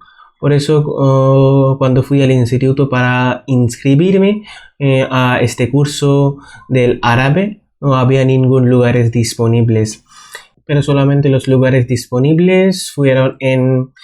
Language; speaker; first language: Spanish; non-native, fluent; Bangla